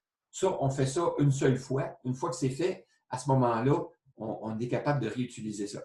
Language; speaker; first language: French; native; French